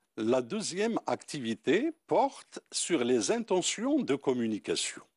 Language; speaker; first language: French; non-native, local second language; Arabic